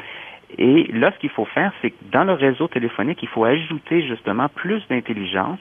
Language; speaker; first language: French; native; French